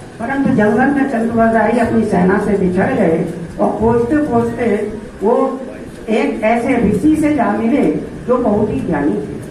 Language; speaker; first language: Hindi; native; Hindi